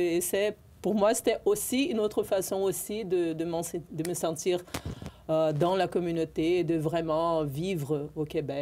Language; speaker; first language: French; non-native, fluent; Portuguese